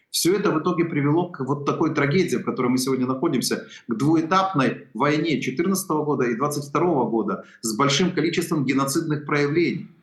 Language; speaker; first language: Russian; non-native, local second language; Ukrainian